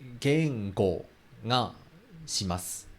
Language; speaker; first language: Japanese; non-native, learner; Chinese